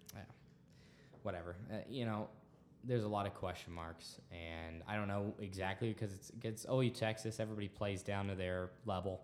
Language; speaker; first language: English; native; English